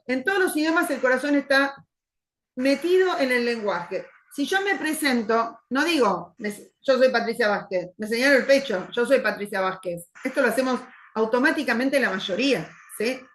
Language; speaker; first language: Spanish; native; Spanish